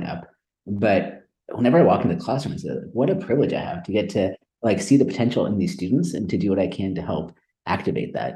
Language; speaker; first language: English; native; English